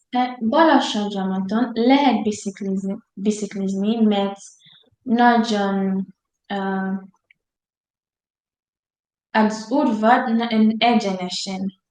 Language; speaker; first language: Hungarian; non-native, learner; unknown